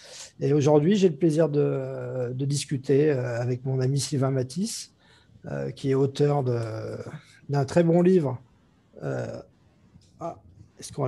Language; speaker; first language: French; native; French